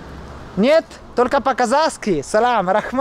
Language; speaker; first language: Russian; non-native, learner; Italian